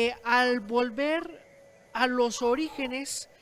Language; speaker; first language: Spanish; native; Spanish